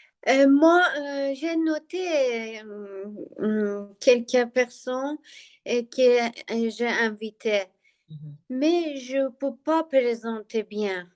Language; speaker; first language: French; non-native, learner; Persian